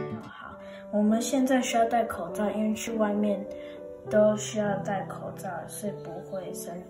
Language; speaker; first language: Chinese; early bilingual, heritage; Chinese